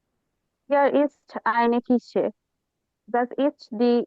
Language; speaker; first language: German; non-native, learner; Bangla